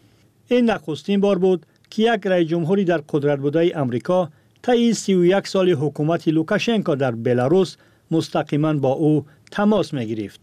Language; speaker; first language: Persian; native; Persian